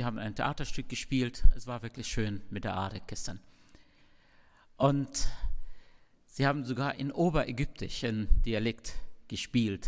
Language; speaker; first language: German; non-native, fluent; Arabic